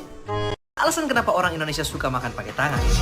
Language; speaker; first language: Indonesian; native; Indonesian